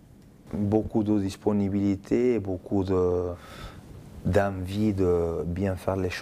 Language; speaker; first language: French; non-native, fluent; Spanish